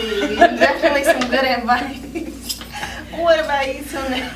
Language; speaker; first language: English; native; English